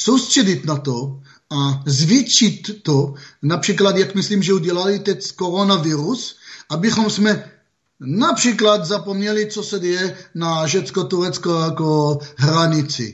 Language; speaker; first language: Czech; non-native, fluent; Hebrew